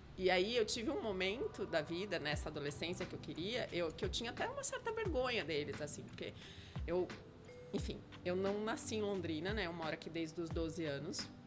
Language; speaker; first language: Portuguese; native; Portuguese